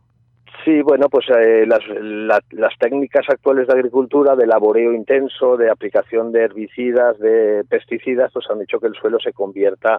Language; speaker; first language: Spanish; native; Spanish